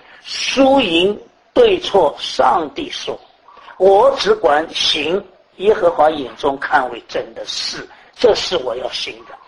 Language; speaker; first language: Chinese; native; Chinese